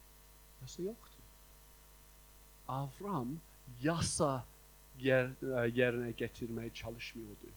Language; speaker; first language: Turkish; non-native, fluent; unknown